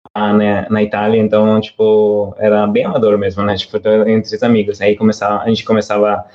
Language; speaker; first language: Portuguese; non-native, fluent; Italian